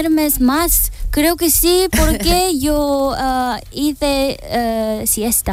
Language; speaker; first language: Spanish; non-native, learner; Korean